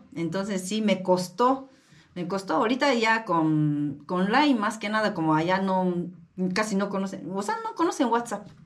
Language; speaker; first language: Spanish; non-native, learner; Japanese